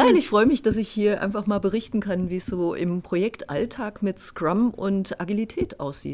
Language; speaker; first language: German; native; German